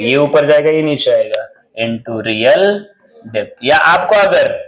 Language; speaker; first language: Hindi; non-native, local second language; Marathi